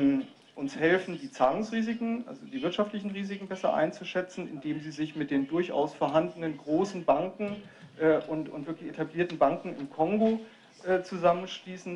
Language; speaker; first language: German; native; German